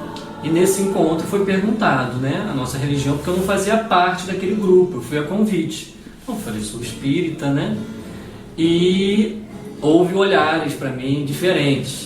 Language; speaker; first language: Portuguese; native; Portuguese